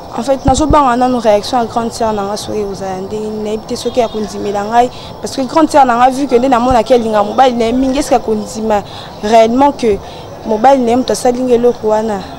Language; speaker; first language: Lingala; non-native, local second language; Luba-Lulua